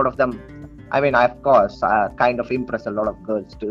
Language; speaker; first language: English; non-native, local second language; Telugu